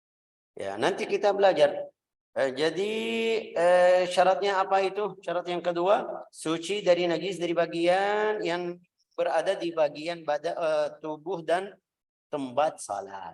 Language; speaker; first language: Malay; non-native, fluent; Arabic